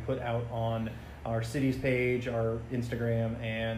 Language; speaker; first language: English; native; English